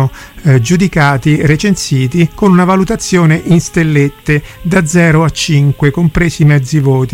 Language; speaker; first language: Italian; native; Italian